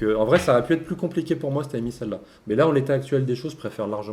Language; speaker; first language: French; native; French